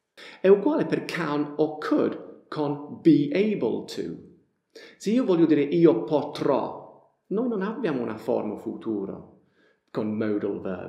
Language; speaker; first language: Italian; non-native, fluent; English